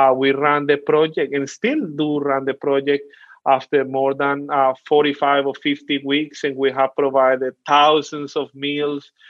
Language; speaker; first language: English; non-native, fluent; Spanish